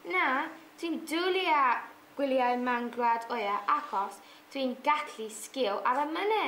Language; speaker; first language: Welsh; non-native, learner; English